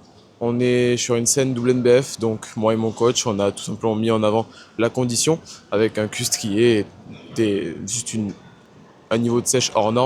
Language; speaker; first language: French; native; French